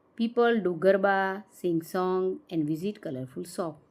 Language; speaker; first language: English; non-native, local second language; Gujarati